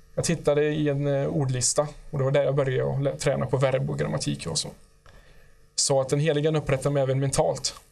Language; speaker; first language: Swedish; native; Swedish